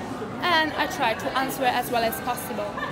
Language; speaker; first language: English; non-native, learner; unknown